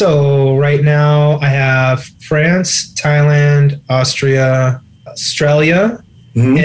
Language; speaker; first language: English; native; English